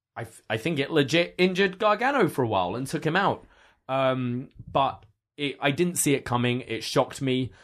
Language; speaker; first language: English; native; English